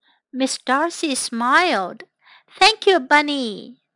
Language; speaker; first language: English; non-native, fluent; Chinese